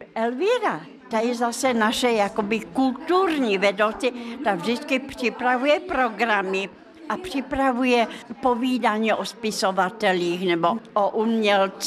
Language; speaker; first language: Czech; non-native, fluent; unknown